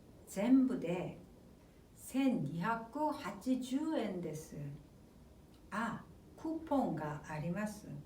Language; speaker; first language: Japanese; non-native, fluent; Korean